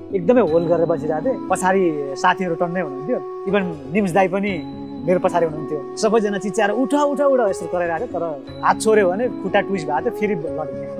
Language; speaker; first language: Nepali; non-native, local second language; Sherpa